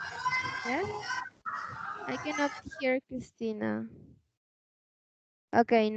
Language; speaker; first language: English; non-native, fluent; Spanish